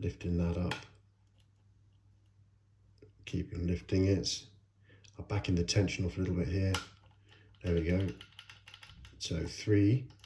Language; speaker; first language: English; native; English